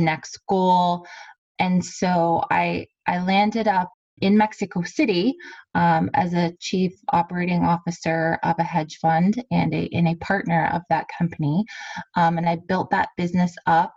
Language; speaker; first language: English; native; English